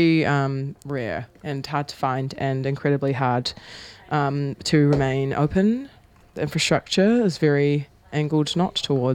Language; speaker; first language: English; native; English